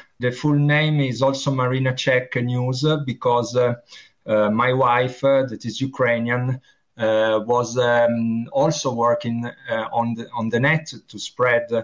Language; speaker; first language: English; non-native, learner; Italian